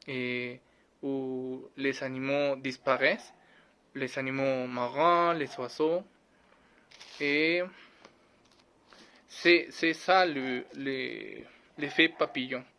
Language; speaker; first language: French; non-native, learner; Spanish